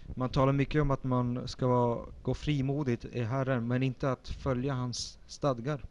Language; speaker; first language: Swedish; early bilingual, other home language; Spanish